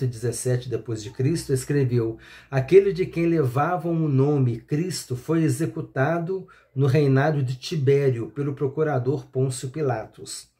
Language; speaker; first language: Portuguese; native; Portuguese